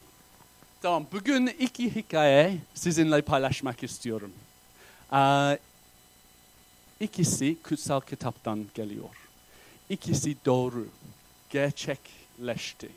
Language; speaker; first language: Turkish; non-native, fluent; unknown